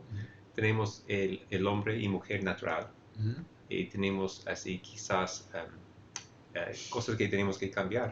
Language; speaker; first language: Spanish; non-native, fluent; English